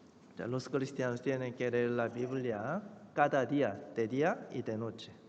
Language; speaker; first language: Spanish; non-native, fluent; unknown